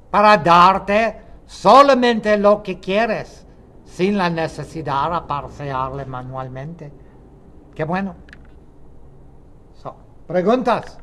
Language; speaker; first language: Spanish; non-native, fluent; English